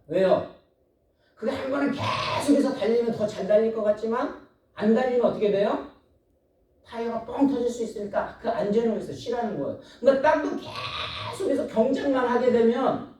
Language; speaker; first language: Korean; native; Korean